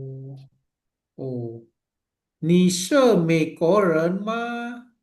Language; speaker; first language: Chinese; non-native, learner; Indonesian